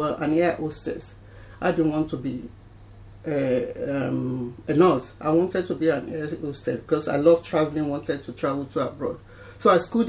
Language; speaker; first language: English; non-native, local second language; Yoruba